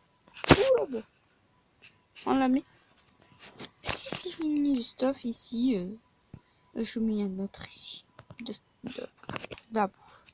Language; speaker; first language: French; non-native, learner; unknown